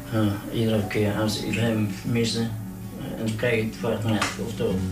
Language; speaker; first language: Dutch; non-native, learner; Vietnamese